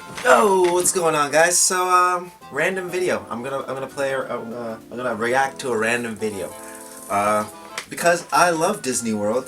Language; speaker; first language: English; native; English